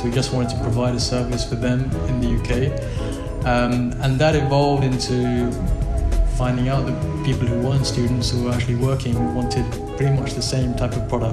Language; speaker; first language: English; native; English